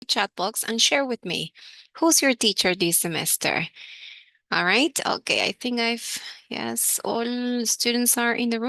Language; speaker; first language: English; non-native, fluent; Spanish